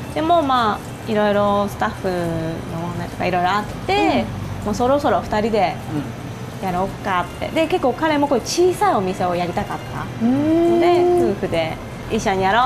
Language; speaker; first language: Japanese; native; Japanese